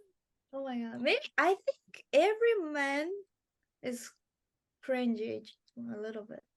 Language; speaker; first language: English; non-native, learner; Japanese